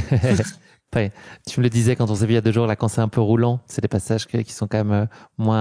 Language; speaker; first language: French; native; French